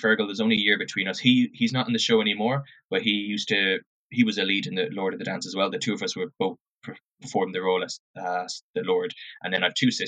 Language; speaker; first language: English; native; English